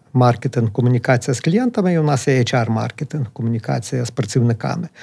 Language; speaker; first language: Ukrainian; native; Ukrainian